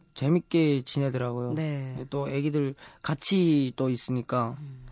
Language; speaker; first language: Korean; early bilingual, heritage; Korean